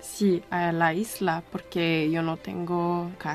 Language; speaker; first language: Spanish; non-native, learner; French